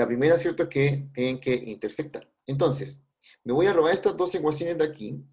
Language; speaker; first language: Spanish; native; Spanish